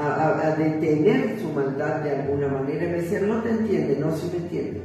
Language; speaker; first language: Spanish; native; Spanish